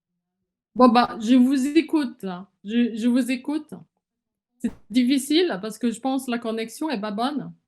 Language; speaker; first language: French; non-native, fluent; Chinese